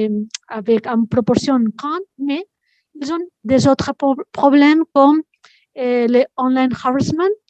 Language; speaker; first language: French; non-native, fluent; Spanish